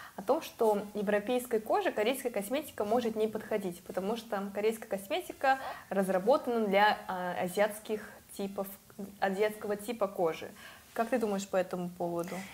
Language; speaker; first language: Russian; non-native, fluent; Korean